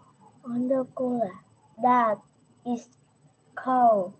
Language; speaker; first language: English; non-native, learner; Vietnamese